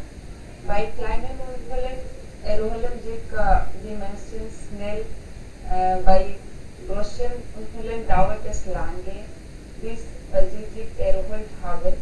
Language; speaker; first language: German; non-native, learner; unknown